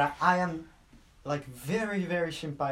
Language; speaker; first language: English; non-native, fluent; Japanese